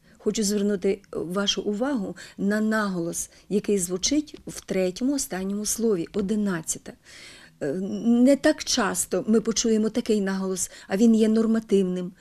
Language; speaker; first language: Ukrainian; native; Ukrainian